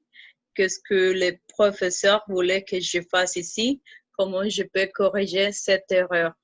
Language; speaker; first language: French; non-native, fluent; Spanish